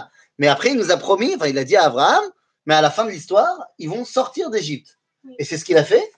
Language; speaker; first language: French; native; French